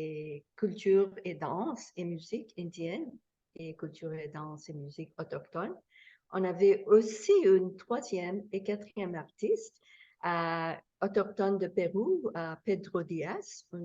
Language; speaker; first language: French; non-native, fluent; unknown